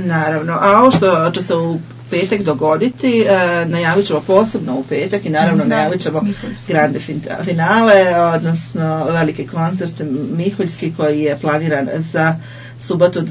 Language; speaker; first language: Serbian; native; Serbian